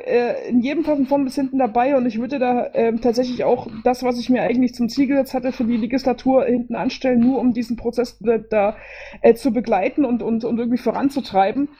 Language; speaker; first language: German; native; German